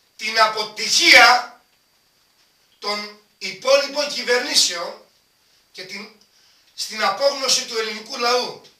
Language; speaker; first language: Greek; non-native, local second language; Romany